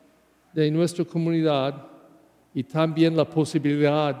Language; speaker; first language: Spanish; non-native, learner; English